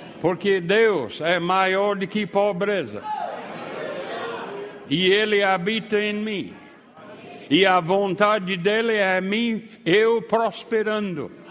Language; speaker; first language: Portuguese; non-native, fluent; English